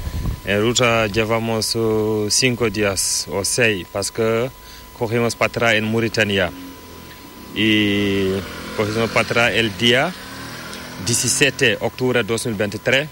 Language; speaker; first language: Spanish; non-native, learner; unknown